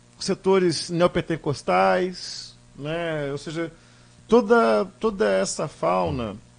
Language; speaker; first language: Portuguese; native; Portuguese